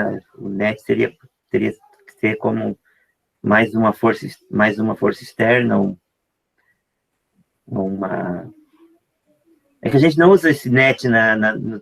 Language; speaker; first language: Portuguese; native; Portuguese